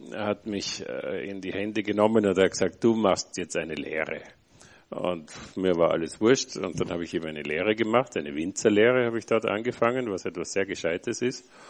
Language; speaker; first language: German; native; German